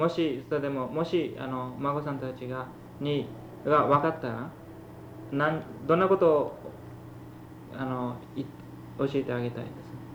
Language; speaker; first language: Japanese; early bilingual, heritage; Japanese